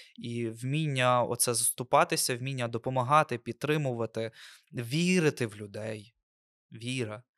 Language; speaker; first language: Ukrainian; non-native, local second language; Russian